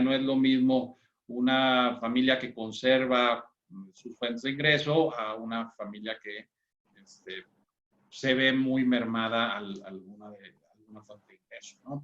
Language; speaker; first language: Spanish; native; Spanish